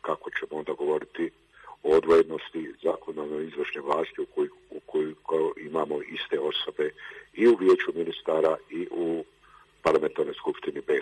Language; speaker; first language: Serbian; native; Serbian